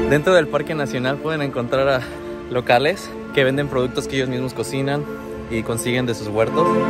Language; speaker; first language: Spanish; native; Spanish